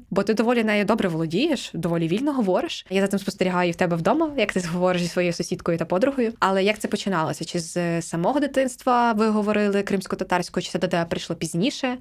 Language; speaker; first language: Ukrainian; native; Ukrainian